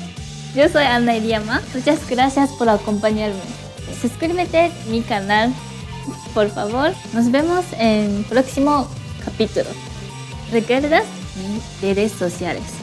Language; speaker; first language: Spanish; non-native, learner; Japanese